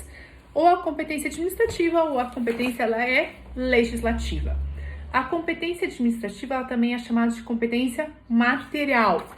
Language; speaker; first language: Portuguese; native; Portuguese